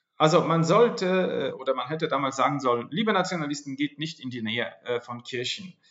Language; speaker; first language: German; non-native, fluent; Polish